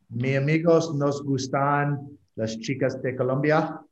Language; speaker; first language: Spanish; non-native, learner; English